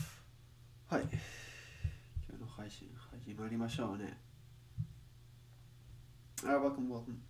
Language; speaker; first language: Japanese; non-native, learner; English